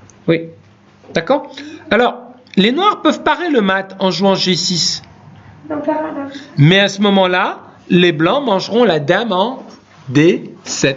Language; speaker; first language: French; native; French